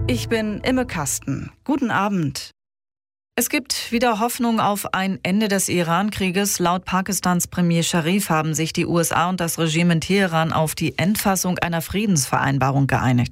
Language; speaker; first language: German; native; German